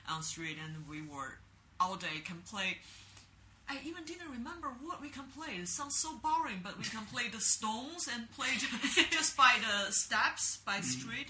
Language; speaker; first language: English; non-native, learner; Chinese